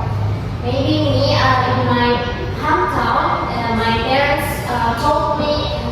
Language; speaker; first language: English; non-native, learner; Indonesian